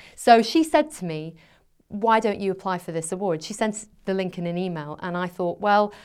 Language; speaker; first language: English; native; English